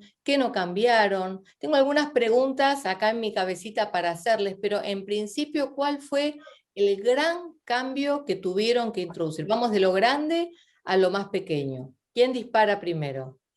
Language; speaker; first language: Spanish; native; Spanish